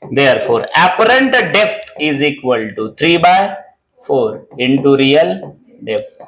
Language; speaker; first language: Hindi; non-native, local second language; Marathi